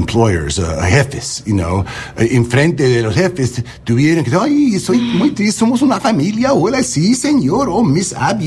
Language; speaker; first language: Spanish; non-native, learner; English